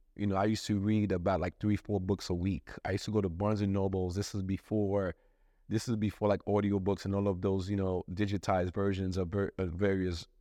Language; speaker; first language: English; non-native, fluent; Haitian Creole